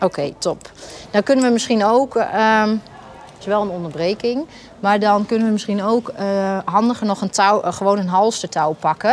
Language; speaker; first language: Dutch; native; Dutch